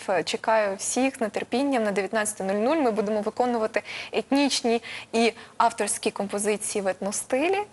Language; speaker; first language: Ukrainian; non-native, local second language; Russian